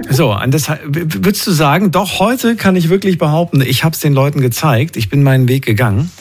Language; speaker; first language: German; native; German